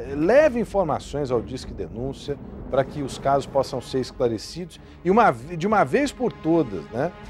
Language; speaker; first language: Portuguese; native; Portuguese